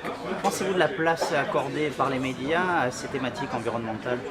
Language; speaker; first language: French; native; French